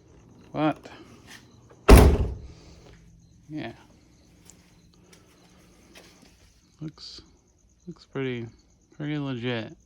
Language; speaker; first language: English; native; English